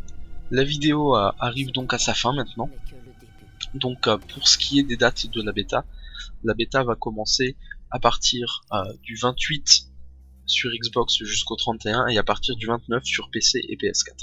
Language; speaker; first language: French; native; French